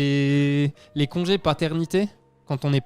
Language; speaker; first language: French; native; French